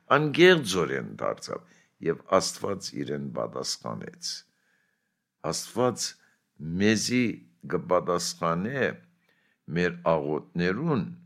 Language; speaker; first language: Armenian; early bilingual, heritage; Armenian